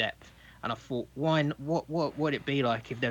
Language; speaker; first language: English; native; English